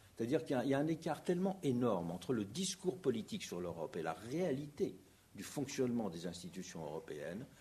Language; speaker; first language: French; native; French